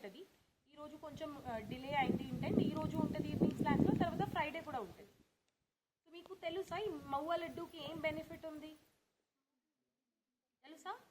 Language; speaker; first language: Telugu; non-native, learner; Hindi